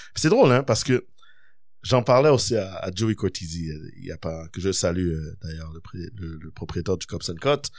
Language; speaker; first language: French; early bilingual, other home language; Kabyle